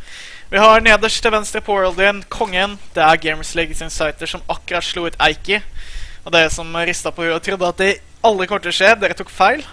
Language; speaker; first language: Norwegian; native; Norwegian